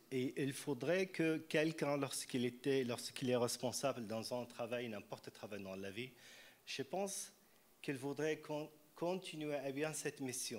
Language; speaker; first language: French; non-native, fluent; Arabic